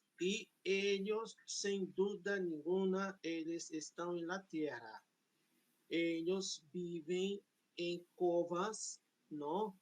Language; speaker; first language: Spanish; non-native, fluent; Portuguese